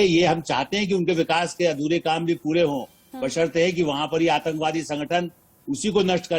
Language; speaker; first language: Hindi; native; Hindi